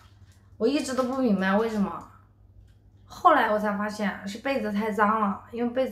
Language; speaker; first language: Chinese; native; Chinese